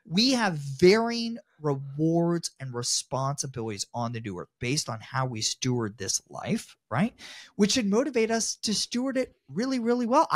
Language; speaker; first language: English; native; English